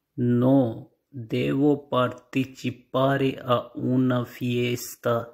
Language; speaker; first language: Italian; non-native, learner; Urdu